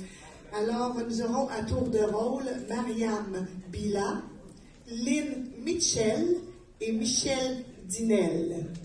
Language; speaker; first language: French; native; French